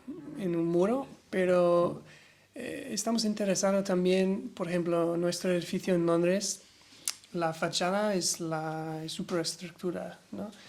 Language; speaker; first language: Spanish; non-native, learner; English